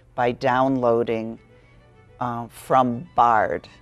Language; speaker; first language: English; native; English